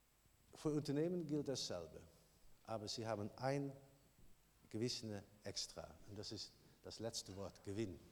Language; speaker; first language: German; non-native, learner; Dutch